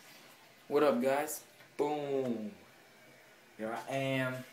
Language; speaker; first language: English; native; English